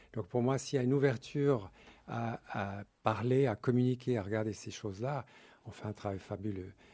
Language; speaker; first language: French; early bilingual, other home language; English